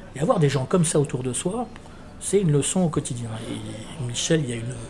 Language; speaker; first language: French; native; French